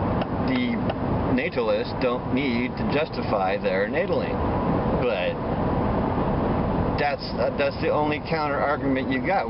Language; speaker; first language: English; native; English